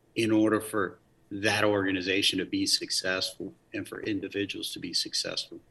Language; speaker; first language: English; early bilingual, other home language; Spanish